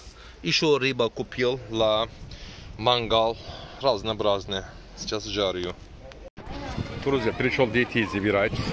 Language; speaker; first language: Russian; non-native, learner; Turkish